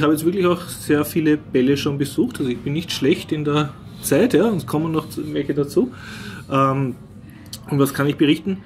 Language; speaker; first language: German; native; German